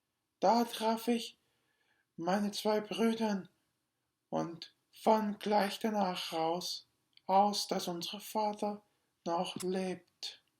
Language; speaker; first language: German; non-native, learner; English